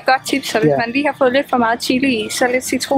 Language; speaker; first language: Danish; native; Danish